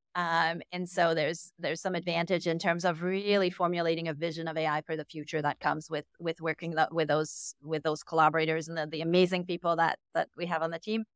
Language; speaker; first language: English; native; English